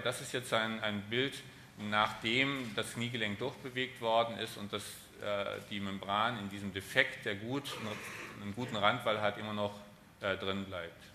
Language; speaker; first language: German; native; German